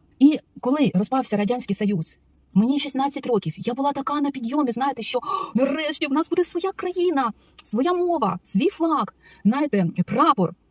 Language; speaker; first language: Ukrainian; non-native, local second language; Russian